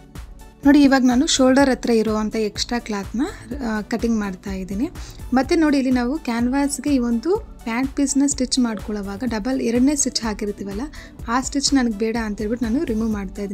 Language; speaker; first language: Kannada; native; Kannada